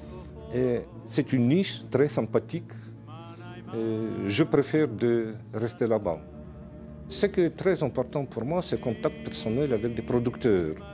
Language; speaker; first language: French; non-native, fluent; Russian